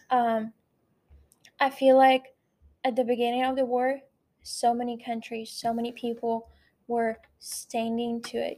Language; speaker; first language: English; non-native, fluent; Ukrainian